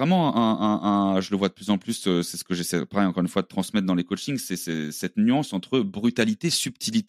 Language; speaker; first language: French; native; French